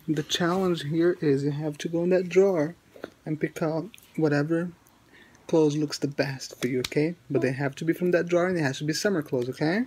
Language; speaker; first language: English; non-native, fluent; Portuguese